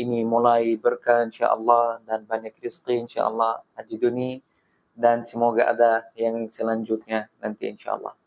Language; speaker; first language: Indonesian; non-native, fluent; Arabic